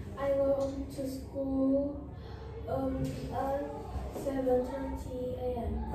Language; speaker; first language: English; non-native, learner; Vietnamese